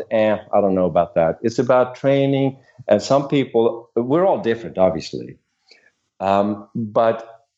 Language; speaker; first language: English; non-native, fluent; Swedish